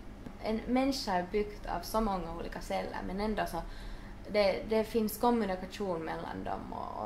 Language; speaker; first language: Swedish; non-native, local second language; Finnish